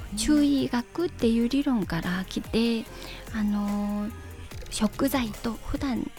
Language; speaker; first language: Japanese; non-native, fluent; Chinese